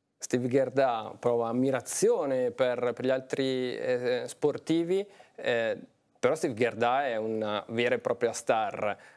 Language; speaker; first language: Italian; native; Italian